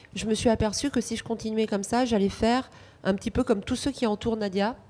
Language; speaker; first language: French; non-native, fluent; Romanian